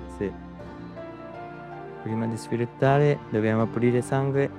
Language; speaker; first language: Italian; non-native, learner; Japanese